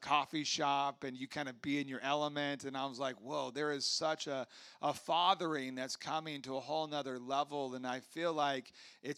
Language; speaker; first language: English; native; English